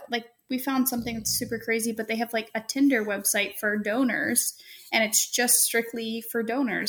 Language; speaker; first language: English; native; English